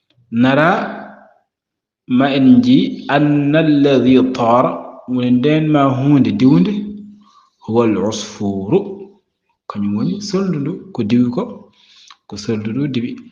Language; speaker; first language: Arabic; non-native, fluent; Fula